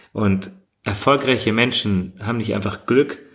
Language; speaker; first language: German; native; German